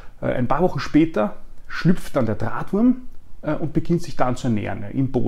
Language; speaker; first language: German; native; German